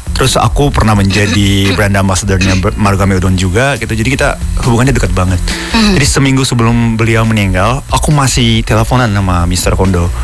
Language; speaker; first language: Indonesian; non-native, fluent; Japanese